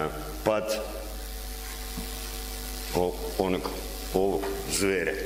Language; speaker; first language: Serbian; non-native, learner; Russian